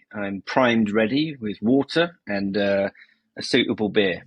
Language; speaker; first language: English; native; English